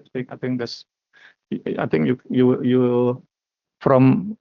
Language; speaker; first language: English; non-native, learner; Indonesian